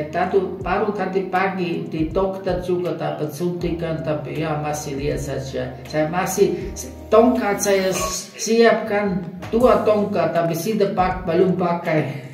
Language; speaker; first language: Indonesian; non-native, fluent; German